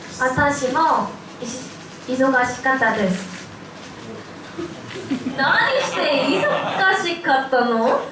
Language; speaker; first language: Japanese; non-native, learner; Korean